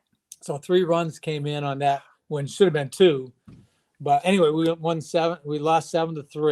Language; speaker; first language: English; native; English